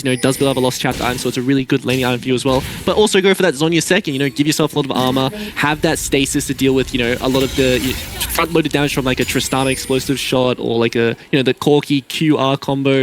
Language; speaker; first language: English; native; English